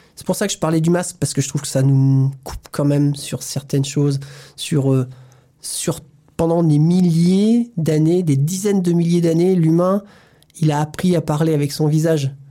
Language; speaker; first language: French; native; French